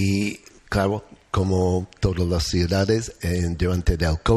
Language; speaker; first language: Spanish; non-native, learner; English